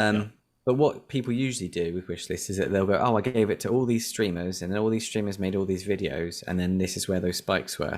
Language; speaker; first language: English; native; English